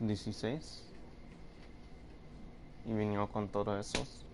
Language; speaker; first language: Spanish; early bilingual, heritage; Spanish